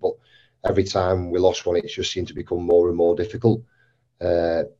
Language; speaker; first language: English; native; English